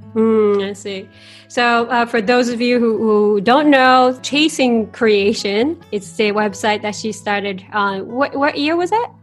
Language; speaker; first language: English; non-native, fluent; Japanese